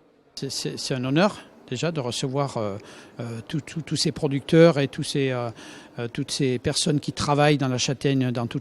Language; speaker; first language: French; native; French